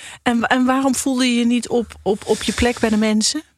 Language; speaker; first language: Dutch; native; Dutch